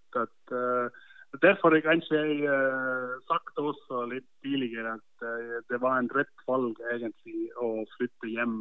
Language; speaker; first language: Norwegian; non-native, fluent; Estonian